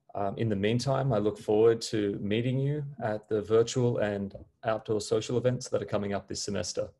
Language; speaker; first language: English; native; English